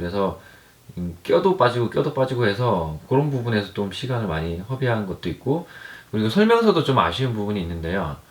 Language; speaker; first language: Korean; native; Korean